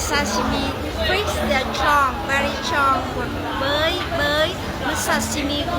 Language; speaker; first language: English; non-native, learner; Vietnamese